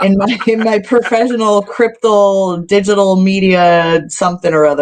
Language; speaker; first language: English; native; English